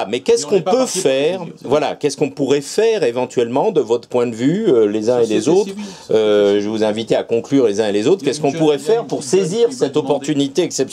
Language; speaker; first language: French; native; French